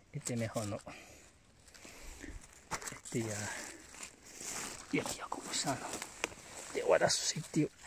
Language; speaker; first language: Spanish; non-native, learner; Japanese